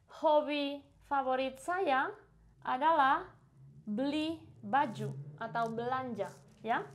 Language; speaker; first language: Indonesian; non-native, fluent; Spanish